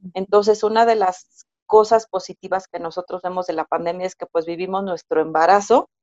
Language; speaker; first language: Spanish; native; Spanish